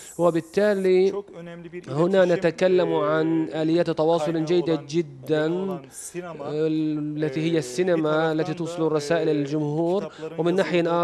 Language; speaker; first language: Arabic; non-native, fluent; Turkish